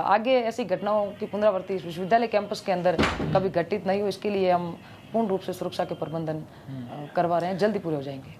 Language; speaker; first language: Hindi; native; Hindi